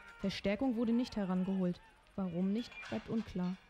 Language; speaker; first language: German; native; German